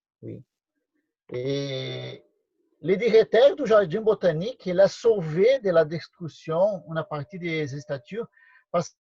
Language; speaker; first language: French; non-native, learner; Portuguese